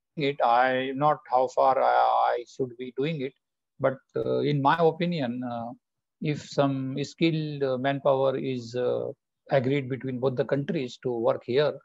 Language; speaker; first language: English; non-native, local second language; Bangla